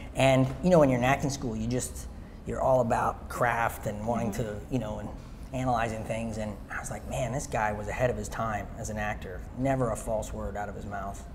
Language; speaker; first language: English; native; English